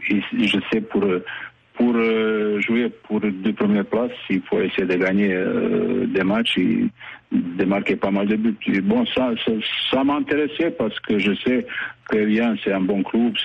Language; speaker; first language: French; non-native, fluent; Bosnian